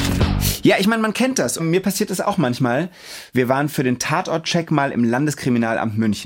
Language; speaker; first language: German; native; German